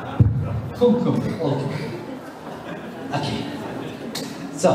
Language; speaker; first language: German; non-native, learner; Turkish